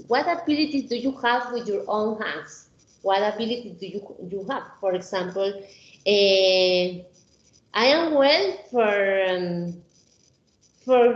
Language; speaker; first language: English; non-native, fluent; Spanish